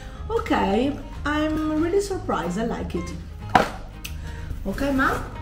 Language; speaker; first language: English; non-native, fluent; Italian